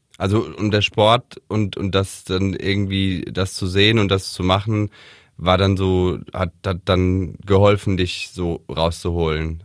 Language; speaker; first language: German; native; German